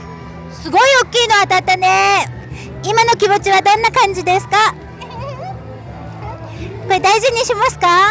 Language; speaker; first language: Japanese; native; Japanese